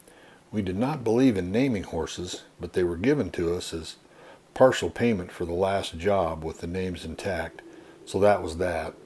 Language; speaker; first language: English; native; English